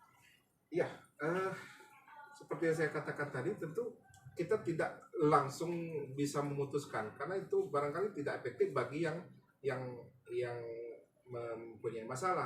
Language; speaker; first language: Indonesian; native; Indonesian